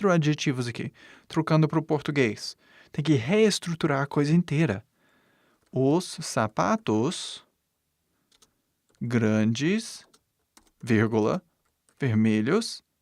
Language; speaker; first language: Portuguese; non-native, fluent; English